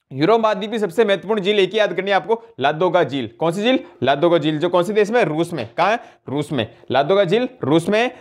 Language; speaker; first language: Hindi; native; Hindi